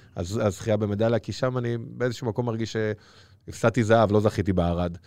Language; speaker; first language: Hebrew; native; Hebrew